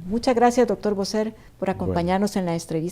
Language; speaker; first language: Spanish; native; Spanish